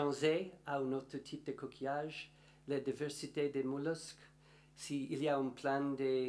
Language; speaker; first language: French; non-native, learner; English